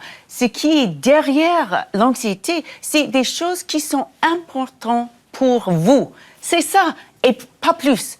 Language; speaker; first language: French; non-native, fluent; English